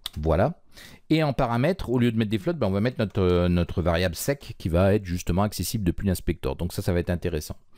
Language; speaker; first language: French; native; French